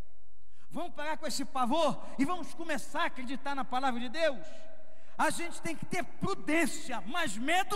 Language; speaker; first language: Portuguese; native; Portuguese